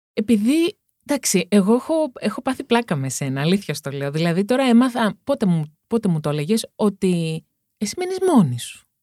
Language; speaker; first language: Greek; native; Greek